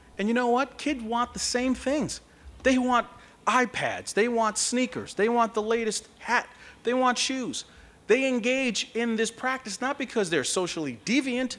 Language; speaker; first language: English; early bilingual, other home language; Kabuverdianu